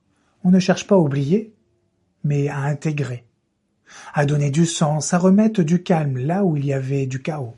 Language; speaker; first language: French; native; French